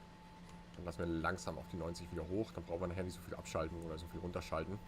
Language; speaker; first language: German; native; German